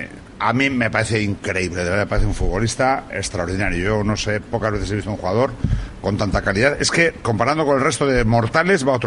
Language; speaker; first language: Spanish; native; Spanish